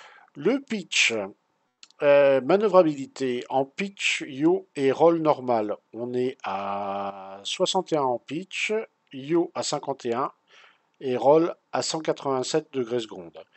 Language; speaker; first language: French; native; French